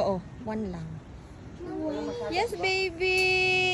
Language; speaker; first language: Filipino; non-native, local second language; Iloko